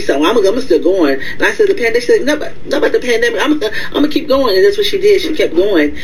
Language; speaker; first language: English; native; English